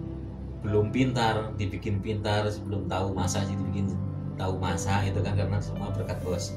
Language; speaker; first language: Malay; non-native, local second language; Javanese